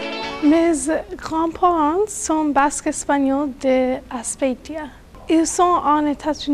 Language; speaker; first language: French; non-native, learner; English